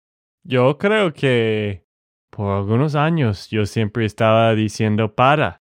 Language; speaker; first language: Spanish; non-native, fluent; English